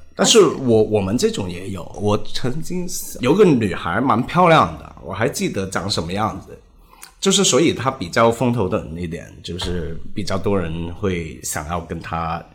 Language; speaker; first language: Chinese; non-native, local second language; Cantonese